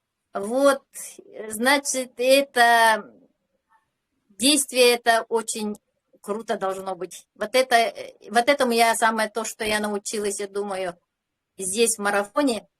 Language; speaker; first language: Russian; native; Russian